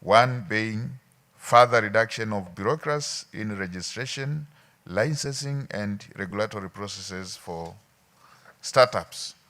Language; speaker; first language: English; non-native, local second language; Swahili